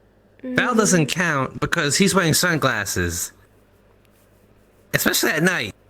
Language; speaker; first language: English; native; English